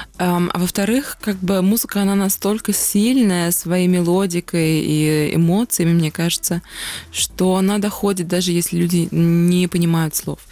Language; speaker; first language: Russian; native; Russian